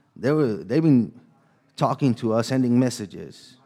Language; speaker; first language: English; non-native, fluent; Spanish